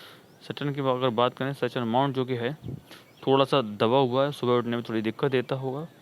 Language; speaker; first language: Hindi; native; Hindi